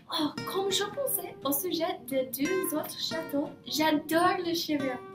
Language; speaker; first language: French; non-native, learner; English